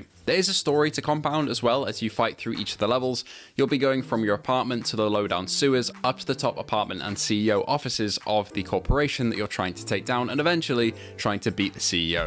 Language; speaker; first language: English; native; English